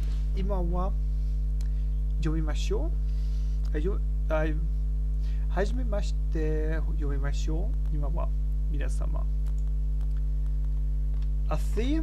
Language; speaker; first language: Japanese; non-native, learner; German